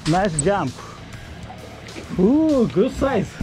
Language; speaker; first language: English; non-native, learner; Japanese